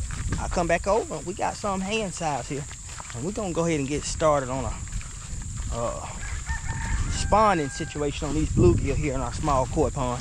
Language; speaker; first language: English; native; English